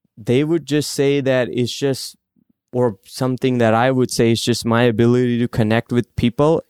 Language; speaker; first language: English; non-native, local second language; Gujarati